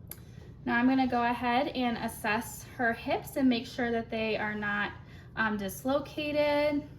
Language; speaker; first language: English; native; English